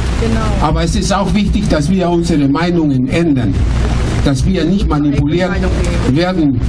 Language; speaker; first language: German; non-native, fluent; Spanish